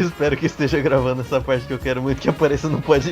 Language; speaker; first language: Portuguese; native; Portuguese